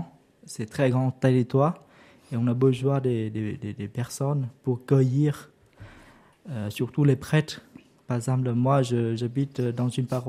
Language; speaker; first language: French; non-native, learner; Vietnamese